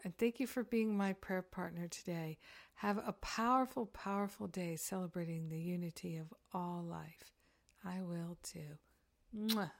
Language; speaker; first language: English; native; English